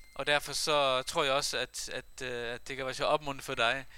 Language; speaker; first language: Danish; non-native, fluent; Faroese